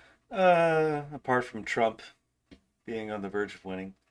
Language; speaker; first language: English; native; English